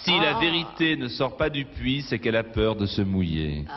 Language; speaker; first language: French; native; French